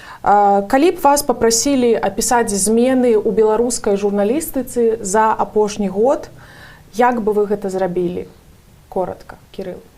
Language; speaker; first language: Belarusian; non-native, local second language; Russian